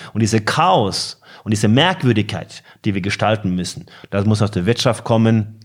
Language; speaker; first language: German; non-native, fluent; Norwegian